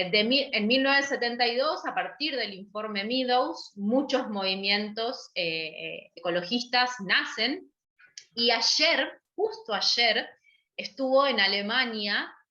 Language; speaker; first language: Spanish; native; Spanish